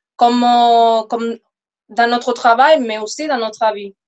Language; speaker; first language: French; non-native, fluent; Spanish